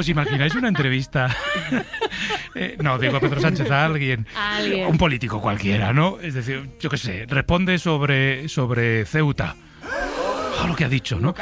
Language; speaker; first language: Spanish; native; Spanish